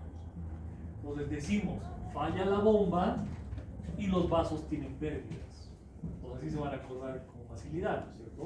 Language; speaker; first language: Spanish; native; Spanish